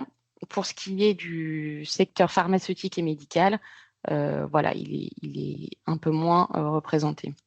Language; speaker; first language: French; native; French